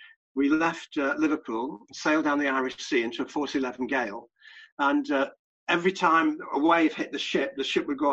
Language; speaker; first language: English; native; English